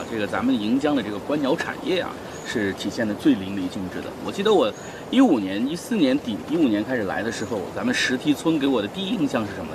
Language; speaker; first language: Chinese; native; Chinese